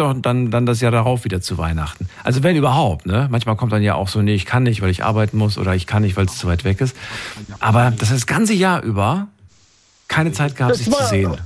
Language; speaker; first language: German; native; German